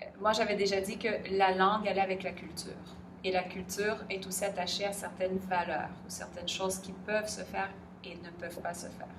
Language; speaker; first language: French; native; French